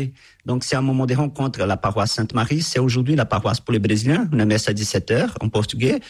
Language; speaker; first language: French; non-native, fluent; Portuguese